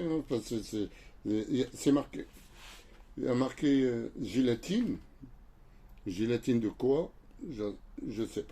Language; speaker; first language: French; non-native, local second language; Arabic